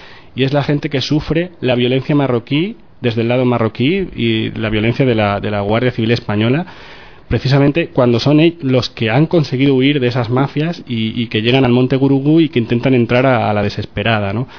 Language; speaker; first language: Spanish; native; Spanish